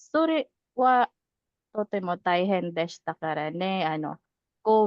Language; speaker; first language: Japanese; non-native, fluent; Filipino